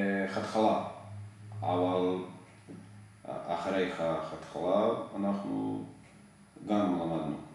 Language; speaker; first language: Hebrew; non-native, learner; Serbian